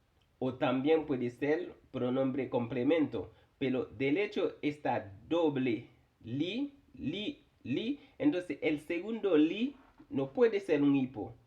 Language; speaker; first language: Spanish; non-native, fluent; Haitian Creole